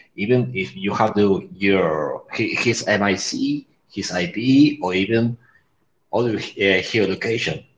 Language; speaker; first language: English; non-native, learner; Spanish